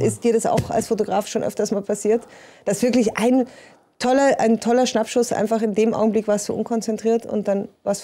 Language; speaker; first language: German; native; German